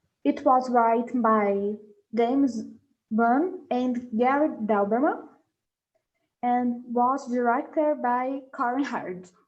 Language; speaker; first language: English; non-native, learner; Portuguese